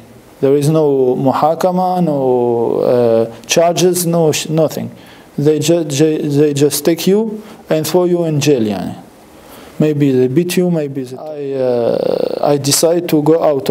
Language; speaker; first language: English; non-native, learner; French